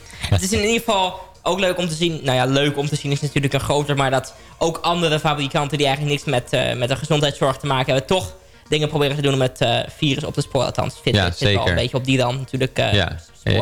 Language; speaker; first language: Dutch; native; Dutch